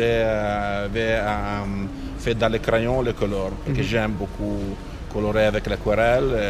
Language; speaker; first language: French; non-native, fluent; Italian